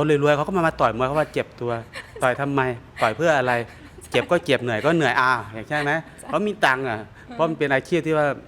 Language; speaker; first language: Thai; native; Thai